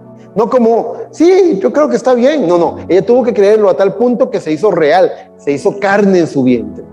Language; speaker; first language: Spanish; native; Spanish